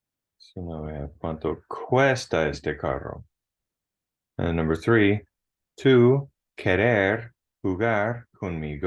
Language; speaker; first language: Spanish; non-native, fluent; English